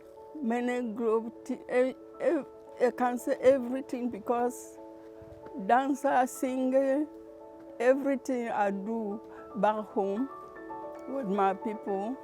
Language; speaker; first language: English; non-native, learner; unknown